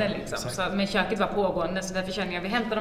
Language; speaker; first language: Swedish; native; Swedish